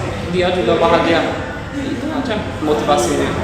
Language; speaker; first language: Indonesian; non-native, fluent; Portuguese